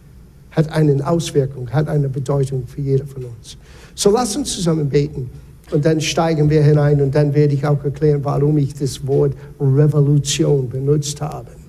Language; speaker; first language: German; non-native, fluent; English